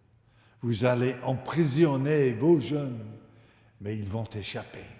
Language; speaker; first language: French; non-native, fluent; English